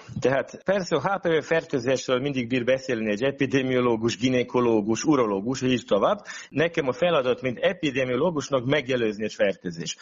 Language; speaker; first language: Hungarian; non-native, local second language; Serbian